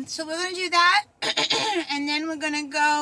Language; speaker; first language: English; native; English